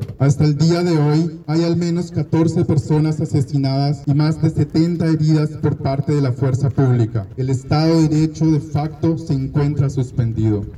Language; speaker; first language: Spanish; native; Spanish